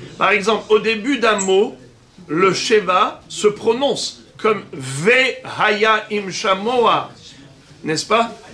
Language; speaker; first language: French; native; French